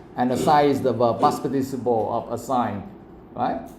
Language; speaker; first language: English; non-native, fluent; Vietnamese